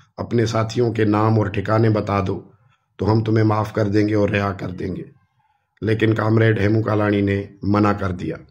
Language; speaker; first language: Urdu; non-native, local second language; Sindhi